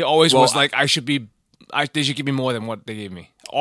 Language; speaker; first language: English; native; English